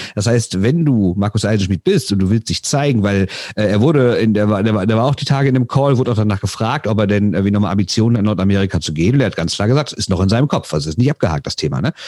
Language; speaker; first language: German; native; German